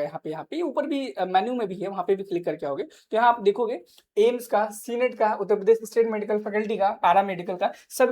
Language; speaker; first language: Hindi; native; Hindi